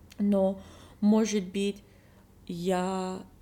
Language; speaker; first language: Russian; non-native, learner; English